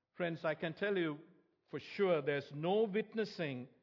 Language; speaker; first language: English; non-native, local second language; Tamil